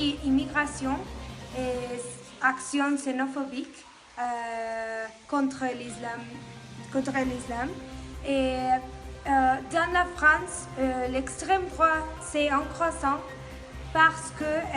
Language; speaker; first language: French; non-native, learner; Spanish